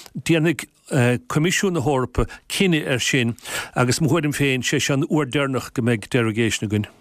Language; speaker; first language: Irish; native; Irish